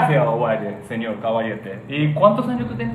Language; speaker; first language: Spanish; non-native, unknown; Japanese